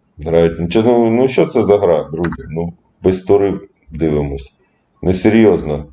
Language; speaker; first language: Ukrainian; non-native, local second language; Russian